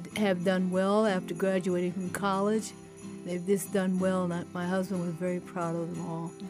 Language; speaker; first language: English; native; English